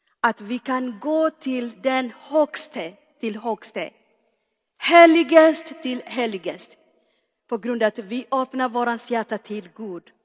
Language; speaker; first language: Swedish; non-native, fluent; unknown